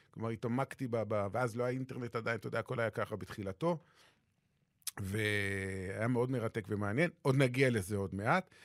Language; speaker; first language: Hebrew; native; Hebrew